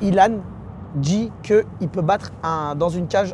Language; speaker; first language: French; native; French